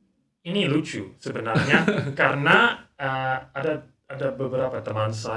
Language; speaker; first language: Indonesian; non-native, learner; English